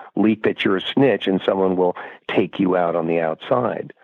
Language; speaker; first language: English; native; English